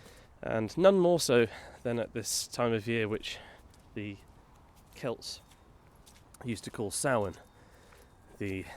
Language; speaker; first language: English; native; English